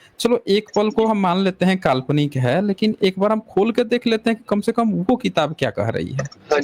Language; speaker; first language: Hindi; native; Hindi